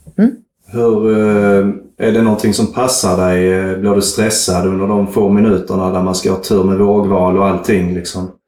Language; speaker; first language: Swedish; native; Swedish